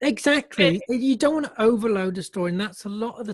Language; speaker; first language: English; native; English